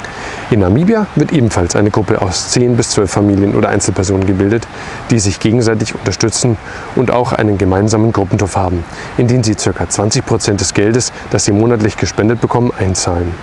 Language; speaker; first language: German; native; German